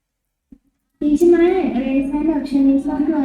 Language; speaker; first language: English; non-native, local second language; Sinhala